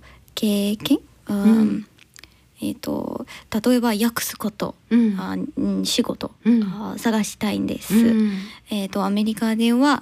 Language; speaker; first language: Japanese; non-native, learner; English